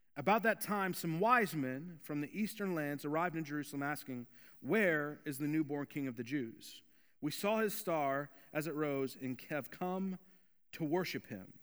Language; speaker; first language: English; native; English